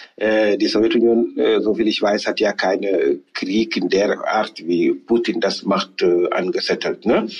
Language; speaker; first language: German; non-native, fluent; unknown